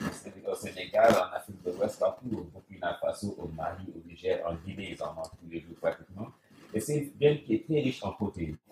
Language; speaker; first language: French; non-native, local second language; Wolof